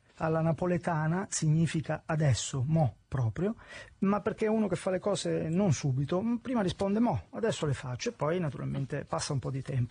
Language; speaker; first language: Italian; native; Italian